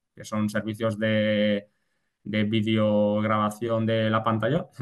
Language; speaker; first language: Spanish; native; Spanish